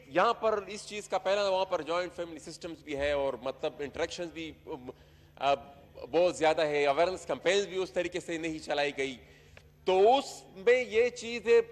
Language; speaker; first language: Urdu; non-native, local second language; Pashto